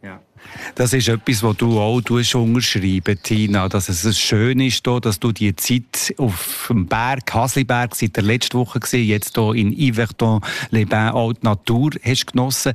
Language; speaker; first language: German; native; German